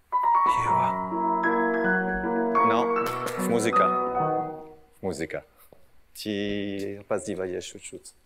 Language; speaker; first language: Russian; non-native, learner; French